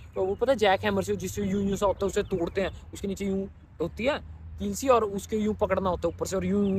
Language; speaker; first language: Hindi; native; Hindi